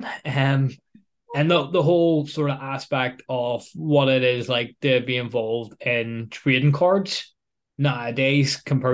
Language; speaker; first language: English; native; English